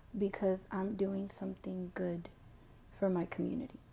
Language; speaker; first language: English; early bilingual, other home language; Spanish